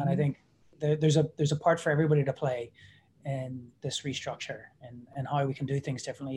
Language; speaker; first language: English; native; English